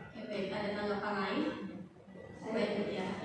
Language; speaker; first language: Indonesian; native; Indonesian